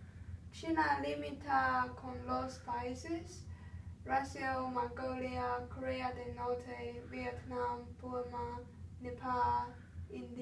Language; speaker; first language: Spanish; non-native, learner; Chinese